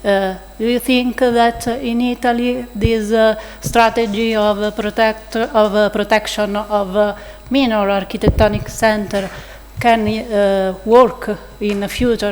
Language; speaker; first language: English; non-native, learner; Italian